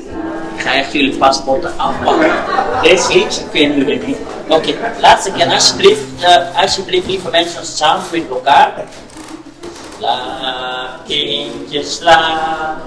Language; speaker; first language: Dutch; non-native, learner; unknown